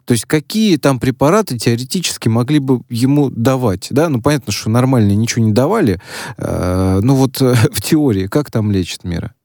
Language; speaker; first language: Russian; native; Russian